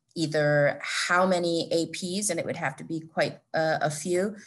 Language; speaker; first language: English; native; English